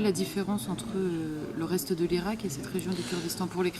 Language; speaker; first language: French; native; French